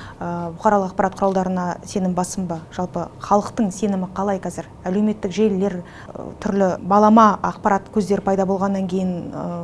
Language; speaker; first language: Kazakh; native; Kazakh